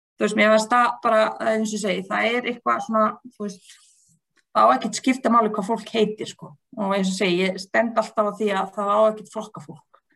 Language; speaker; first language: Icelandic; non-native, fluent; Bosnian